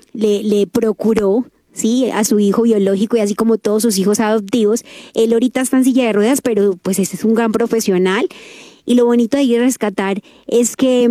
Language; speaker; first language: Spanish; native; Spanish